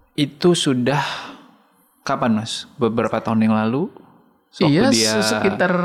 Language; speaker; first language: Indonesian; native; Indonesian